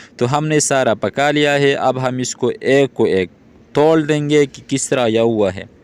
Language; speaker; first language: Urdu; non-native, local second language; Pashto